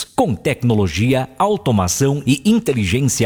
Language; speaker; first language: Portuguese; native; Portuguese